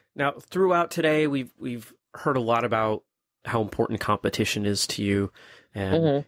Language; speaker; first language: English; native; English